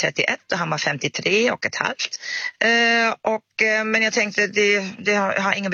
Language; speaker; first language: Swedish; non-native, fluent; German